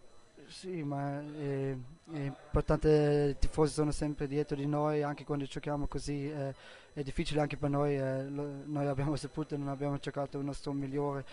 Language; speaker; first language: Italian; non-native, learner; German